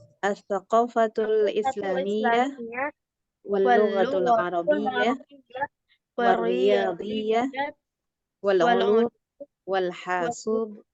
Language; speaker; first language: Arabic; non-native, learner; Indonesian